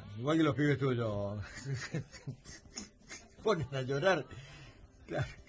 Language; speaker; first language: Spanish; native; Spanish